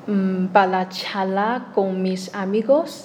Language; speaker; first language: Spanish; non-native, learner; Chinese